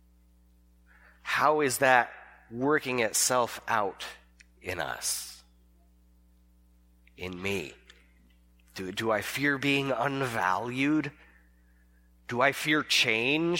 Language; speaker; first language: English; native; English